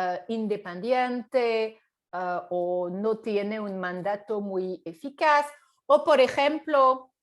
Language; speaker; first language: Spanish; non-native, fluent; French